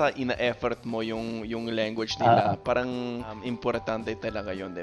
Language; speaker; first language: Filipino; non-native, fluent; English